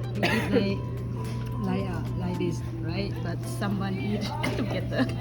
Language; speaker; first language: English; non-native, learner; Thai